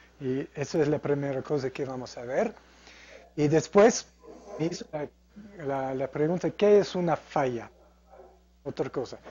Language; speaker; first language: Spanish; non-native, fluent; English